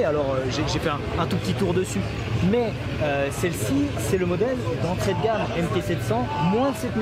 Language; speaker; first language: French; native; French